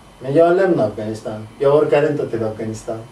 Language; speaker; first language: Swedish; non-native, learner; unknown